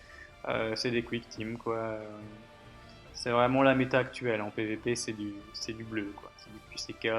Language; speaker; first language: French; native; French